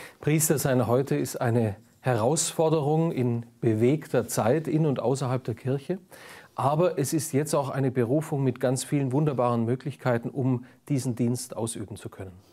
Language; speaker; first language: German; native; German